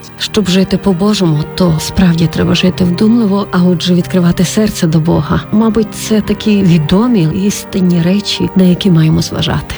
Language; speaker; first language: Ukrainian; native; Ukrainian